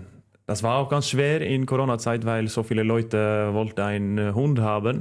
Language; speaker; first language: German; non-native, fluent; Norwegian